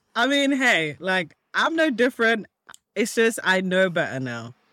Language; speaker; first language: English; early bilingual, other home language; Akan